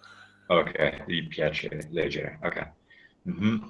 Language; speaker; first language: Italian; non-native, learner; English